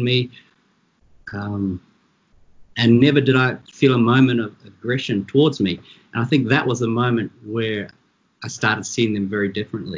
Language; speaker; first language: English; native; English